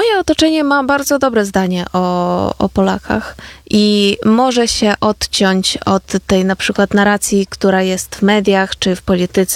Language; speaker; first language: Polish; non-native, fluent; Ukrainian